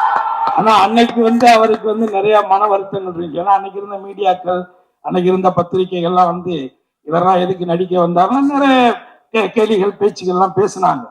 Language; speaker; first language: Tamil; native; Tamil